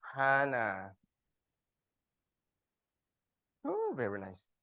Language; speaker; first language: English; non-native, learner; Indonesian